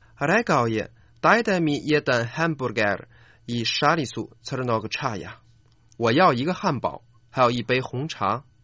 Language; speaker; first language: Croatian; non-native, fluent; Chinese